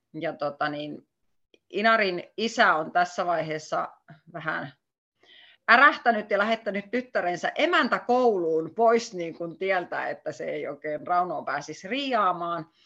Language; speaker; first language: Finnish; native; Finnish